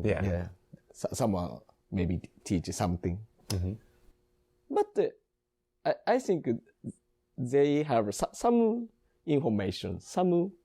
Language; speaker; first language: English; non-native, learner; Japanese